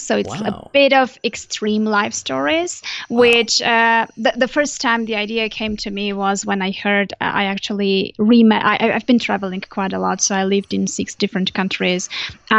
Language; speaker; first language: English; non-native, fluent; Armenian